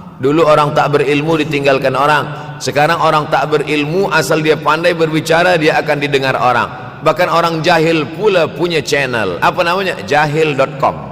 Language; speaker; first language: Malay; native; Malay